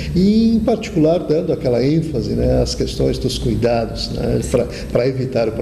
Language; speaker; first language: Portuguese; native; Portuguese